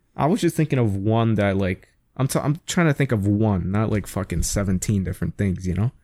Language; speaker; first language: English; native; English